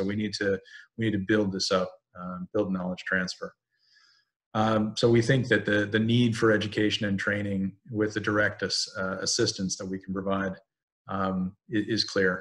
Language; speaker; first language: English; native; English